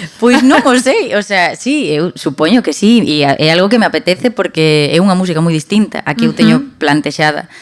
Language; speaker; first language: Galician; non-native, local second language; Spanish